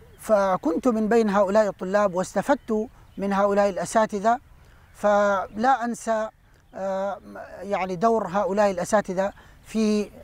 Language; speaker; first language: Arabic; non-native, fluent; Urdu